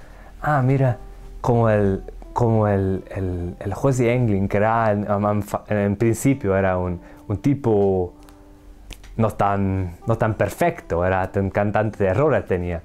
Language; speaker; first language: Spanish; non-native, learner; Hungarian